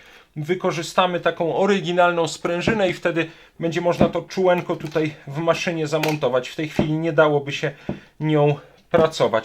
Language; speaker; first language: Polish; native; Polish